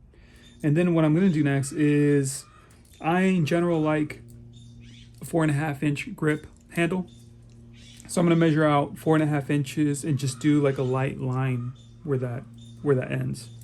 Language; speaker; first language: English; native; English